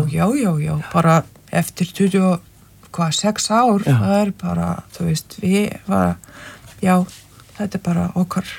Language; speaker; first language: Icelandic; non-native, fluent; Lithuanian